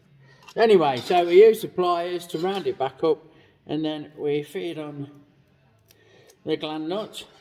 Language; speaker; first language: English; native; English